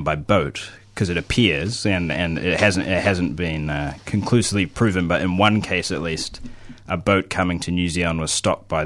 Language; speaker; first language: English; native; English